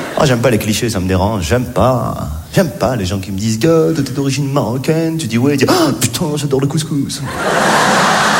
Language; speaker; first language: French; non-native, local second language; Arabic